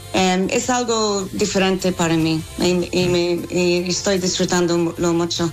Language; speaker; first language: Spanish; non-native, fluent; English